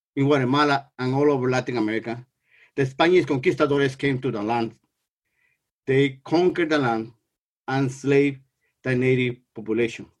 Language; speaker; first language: English; non-native, fluent; Spanish